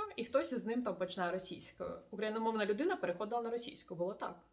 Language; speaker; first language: Ukrainian; non-native, local second language; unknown